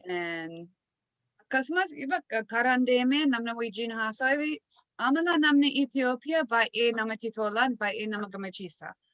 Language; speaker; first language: Oromo; non-native, learner; English